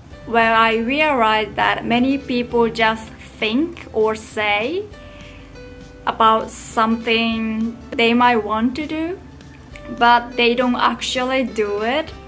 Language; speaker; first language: English; non-native, fluent; Japanese